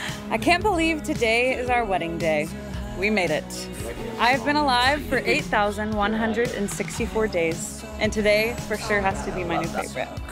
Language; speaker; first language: English; native; English